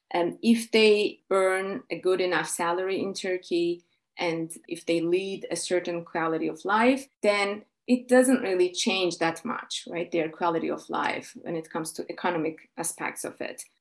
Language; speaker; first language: English; non-native, fluent; Turkish